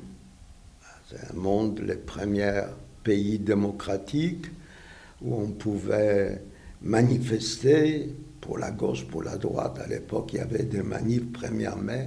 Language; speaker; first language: French; non-native, fluent; Yiddish